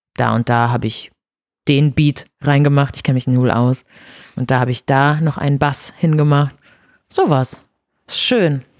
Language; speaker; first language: German; non-native, fluent; Portuguese